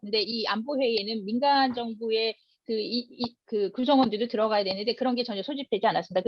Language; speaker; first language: Korean; native; Korean